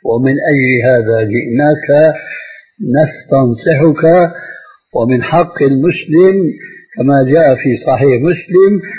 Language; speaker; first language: Arabic; early bilingual, other home language; Albanian